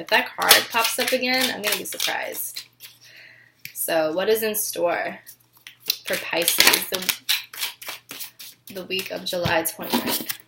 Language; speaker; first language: English; native; English